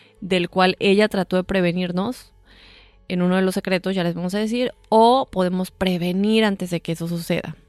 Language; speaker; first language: Spanish; native; Spanish